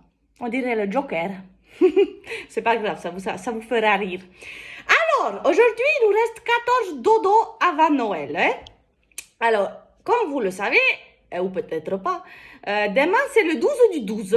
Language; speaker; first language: French; native; French